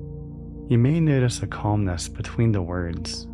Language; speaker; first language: English; native; English